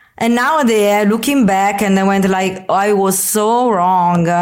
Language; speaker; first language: English; non-native, fluent; Italian